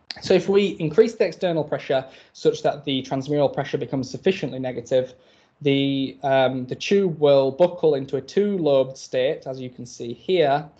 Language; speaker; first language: English; native; English